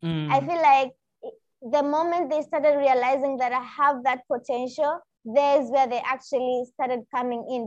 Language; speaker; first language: English; non-native, local second language; Swahili